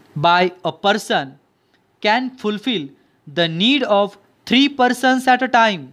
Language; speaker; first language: English; non-native, local second language; Marathi